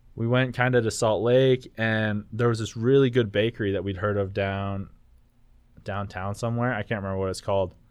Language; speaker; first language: English; native; English